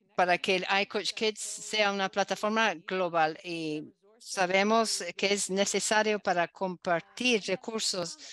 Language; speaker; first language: Spanish; non-native, fluent; Dutch